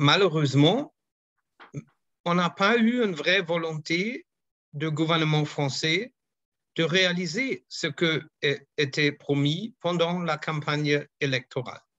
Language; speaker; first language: French; non-native, fluent; German